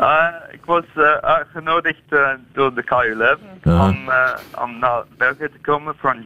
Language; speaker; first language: Dutch; non-native, fluent; English